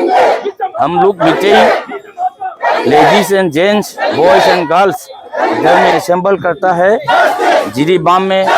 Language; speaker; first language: Hindi; non-native, local second language; Manipuri